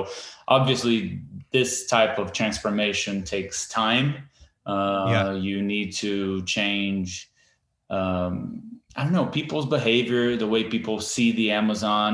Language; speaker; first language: English; non-native, fluent; Portuguese